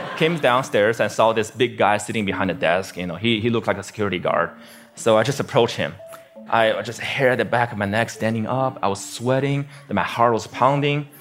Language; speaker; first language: English; non-native, fluent; Chinese